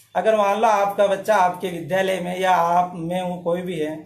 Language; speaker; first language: Hindi; native; Hindi